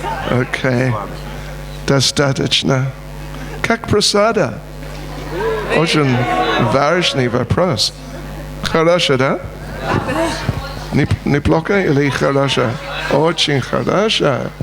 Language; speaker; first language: Russian; non-native, learner; English